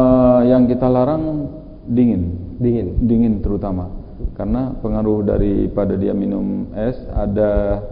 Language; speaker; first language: Malay; native; Malay